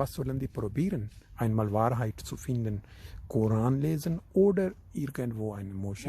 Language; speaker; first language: German; non-native, fluent; Urdu